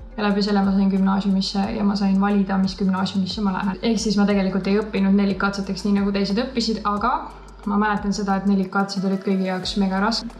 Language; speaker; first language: Estonian; native; Estonian